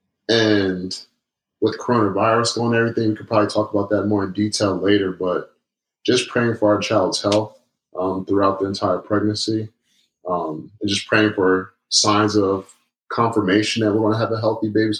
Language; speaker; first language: English; native; English